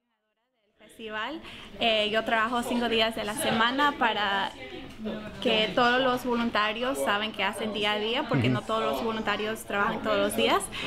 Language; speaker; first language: Spanish; early bilingual, heritage; Spanish